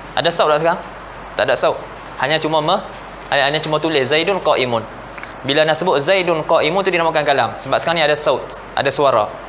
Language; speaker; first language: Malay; native; Malay